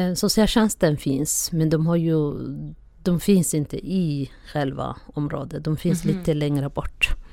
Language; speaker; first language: Swedish; non-native, fluent; Somali